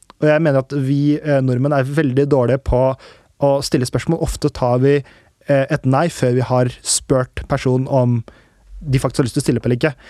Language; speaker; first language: Norwegian; early bilingual, other home language; Urdu